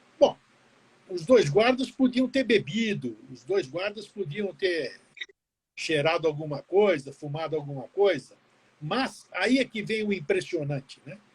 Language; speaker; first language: Portuguese; early bilingual, other home language; Greek